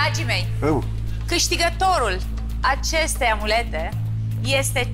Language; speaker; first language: Romanian; native; Romanian